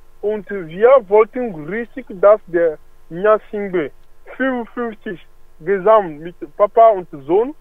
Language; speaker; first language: German; non-native, learner; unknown